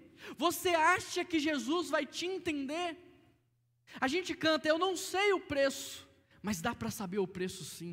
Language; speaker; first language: Portuguese; native; Portuguese